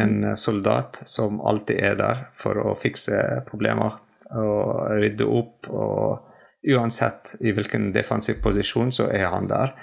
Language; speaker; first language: Norwegian; non-native, fluent; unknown